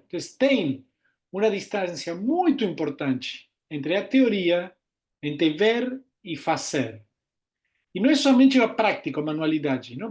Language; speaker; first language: Portuguese; non-native, learner; Spanish